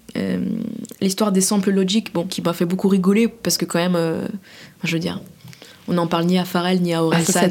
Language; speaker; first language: French; native; French